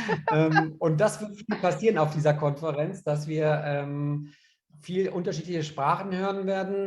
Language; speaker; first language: German; native; German